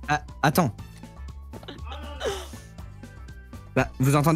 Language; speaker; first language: French; native; French